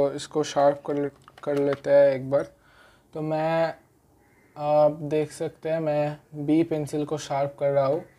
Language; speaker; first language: Hindi; non-native, local second language; Bangla